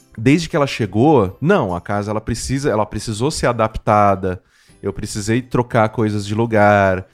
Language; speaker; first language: Portuguese; native; Portuguese